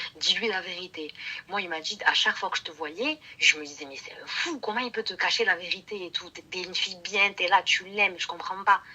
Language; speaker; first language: French; early bilingual, other home language; Arabic